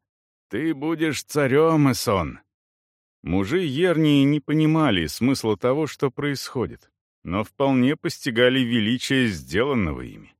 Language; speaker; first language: Russian; native; Russian